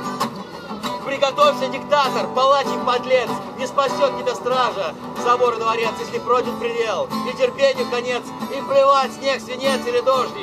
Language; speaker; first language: Russian; native; Russian